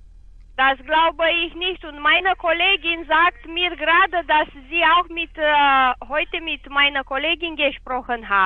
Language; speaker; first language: German; non-native, fluent; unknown